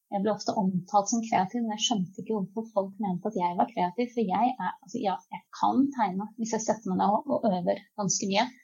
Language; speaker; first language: Norwegian; early bilingual, other home language; Czech